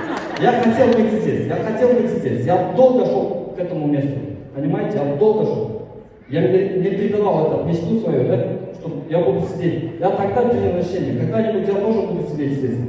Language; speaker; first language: Russian; non-native, local second language; Kyrgyz